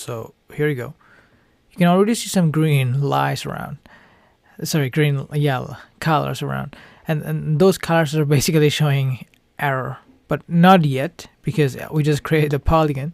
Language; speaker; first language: English; non-native, fluent; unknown